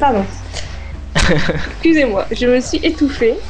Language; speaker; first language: French; native; French